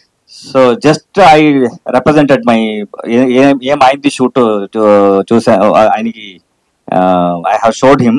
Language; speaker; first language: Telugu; non-native, learner; Kannada